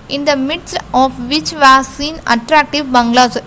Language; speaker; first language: English; non-native, local second language; Tamil